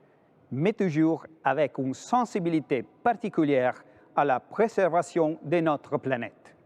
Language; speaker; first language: French; non-native, fluent; Italian